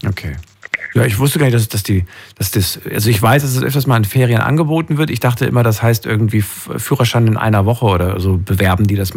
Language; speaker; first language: German; native; German